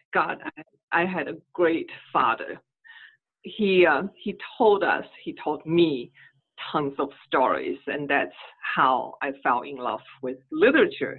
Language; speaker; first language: English; non-native, fluent; Chinese